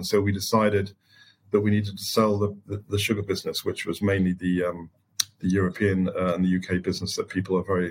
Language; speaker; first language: English; native; English